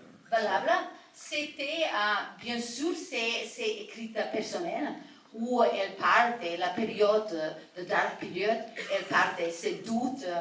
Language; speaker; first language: French; non-native, fluent; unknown